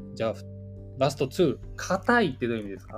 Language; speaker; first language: Japanese; native; Japanese